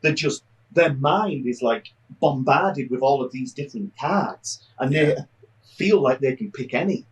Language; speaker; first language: English; native; English